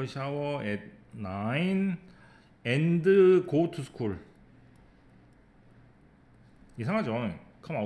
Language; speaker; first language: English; non-native, fluent; Korean